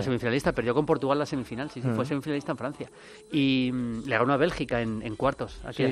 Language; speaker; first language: Spanish; native; Spanish